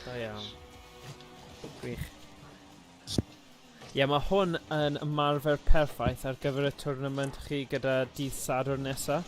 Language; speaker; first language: Welsh; non-native, local second language; English